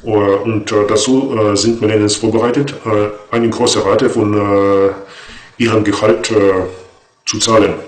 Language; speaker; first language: German; non-native, fluent; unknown